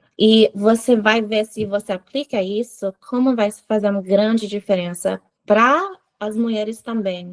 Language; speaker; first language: Portuguese; non-native, fluent; English